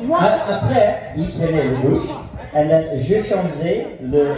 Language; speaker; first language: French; non-native, learner; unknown